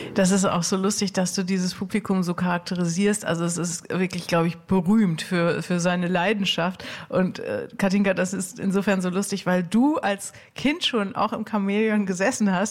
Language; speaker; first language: German; native; German